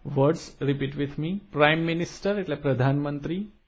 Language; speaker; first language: English; non-native, local second language; Gujarati